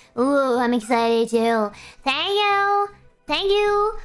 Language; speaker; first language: English; native; English